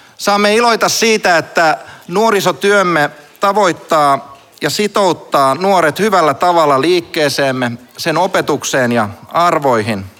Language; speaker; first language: Finnish; native; Finnish